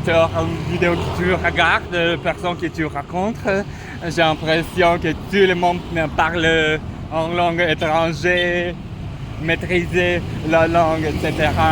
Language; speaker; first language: French; non-native, learner; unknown